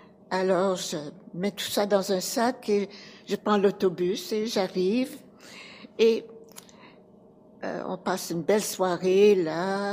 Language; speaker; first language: French; native; French